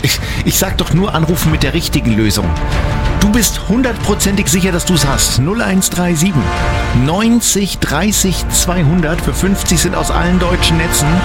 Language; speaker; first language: German; native; German